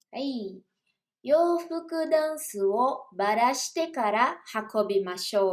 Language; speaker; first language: Japanese; non-native, learner; Portuguese